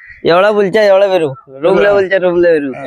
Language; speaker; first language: Malayalam; non-native, learner; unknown